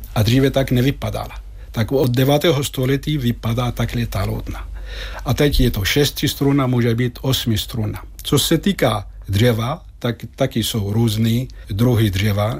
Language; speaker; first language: Czech; non-native, fluent; Arabic